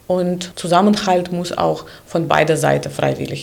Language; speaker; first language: German; non-native, fluent; Russian